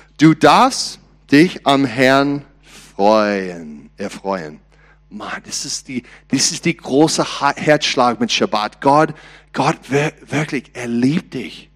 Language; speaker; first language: German; non-native, learner; English